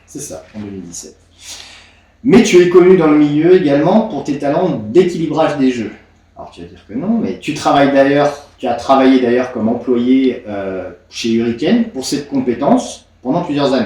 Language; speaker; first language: French; native; French